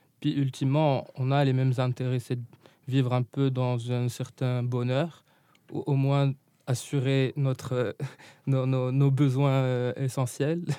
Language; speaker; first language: French; non-native, local second language; Arabic